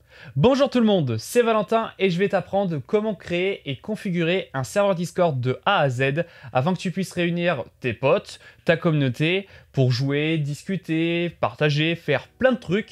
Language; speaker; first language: French; native; French